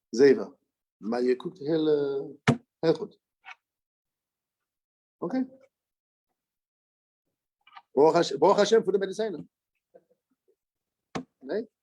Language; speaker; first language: Dutch; non-native, learner; English